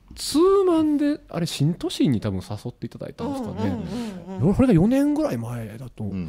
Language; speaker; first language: Japanese; native; Japanese